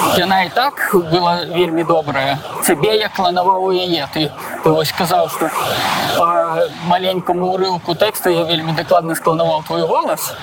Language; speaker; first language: Belarusian; non-native, local second language; Russian